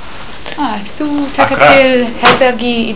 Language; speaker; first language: Icelandic; non-native, learner; English